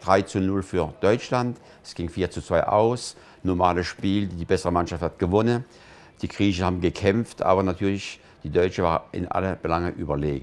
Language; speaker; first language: German; non-native, fluent; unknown